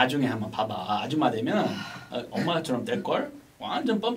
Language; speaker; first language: Korean; non-native, fluent; English